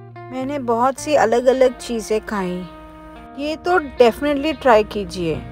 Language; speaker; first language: Hindi; non-native, local second language; Malayalam